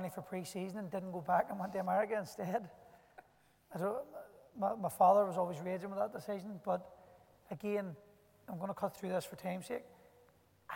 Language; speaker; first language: English; native; English